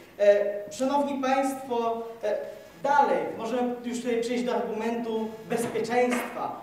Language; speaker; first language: Polish; native; Polish